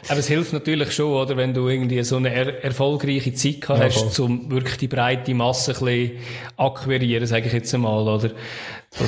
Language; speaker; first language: German; native; German